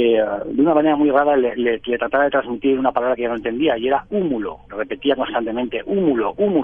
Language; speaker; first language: Spanish; native; Spanish